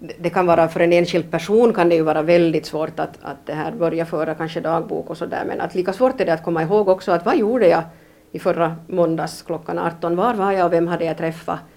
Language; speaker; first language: Swedish; native; Swedish